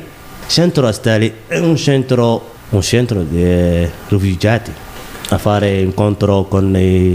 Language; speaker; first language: Italian; non-native, learner; Somali